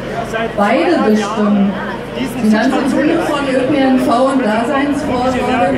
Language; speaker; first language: German; native; German